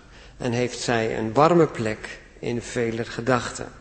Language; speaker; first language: Dutch; native; Dutch